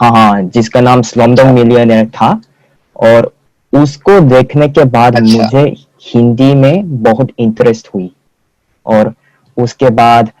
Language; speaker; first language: Hindi; non-native, fluent; Korean